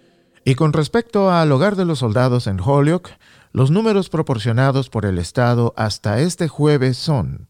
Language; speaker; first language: Spanish; native; Spanish